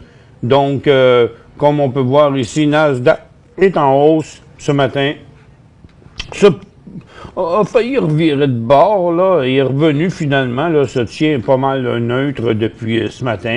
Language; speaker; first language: French; native; French